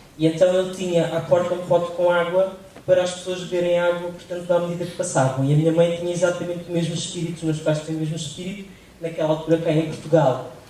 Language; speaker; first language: Portuguese; early bilingual, other home language; Kabuverdianu